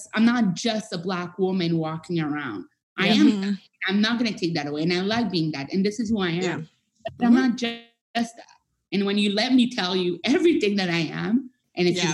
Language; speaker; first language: English; non-native, fluent; French